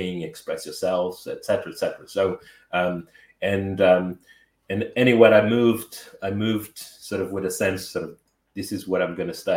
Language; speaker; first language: English; non-native, fluent; Portuguese